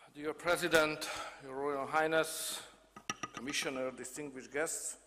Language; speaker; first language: English; non-native, fluent; Hungarian